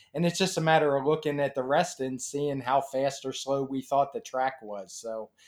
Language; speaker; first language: English; native; English